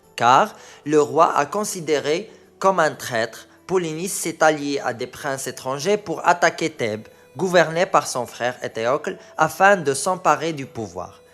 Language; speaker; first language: French; non-native, local second language; Arabic